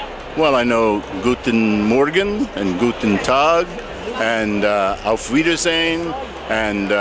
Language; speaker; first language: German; non-native, learner; English